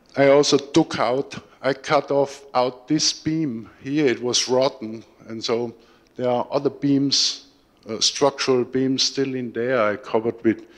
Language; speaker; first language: English; non-native, fluent; German